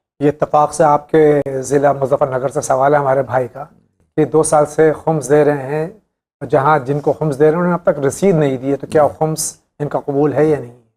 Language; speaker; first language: Urdu; native; Urdu